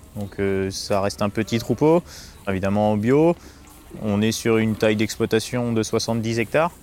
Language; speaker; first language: French; native; French